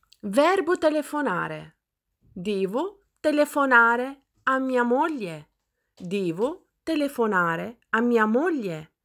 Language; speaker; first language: Italian; non-native, fluent; Arabic